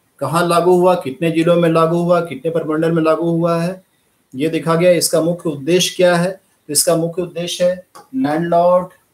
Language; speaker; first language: Hindi; native; Hindi